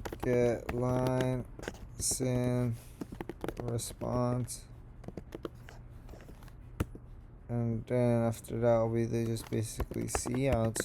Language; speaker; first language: English; native; English